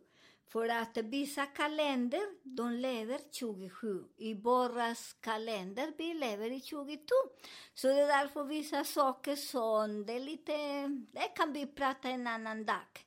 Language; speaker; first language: Swedish; non-native, learner; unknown